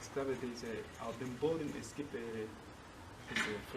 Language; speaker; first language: German; non-native, learner; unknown